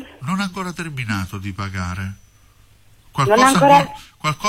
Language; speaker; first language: Italian; native; Italian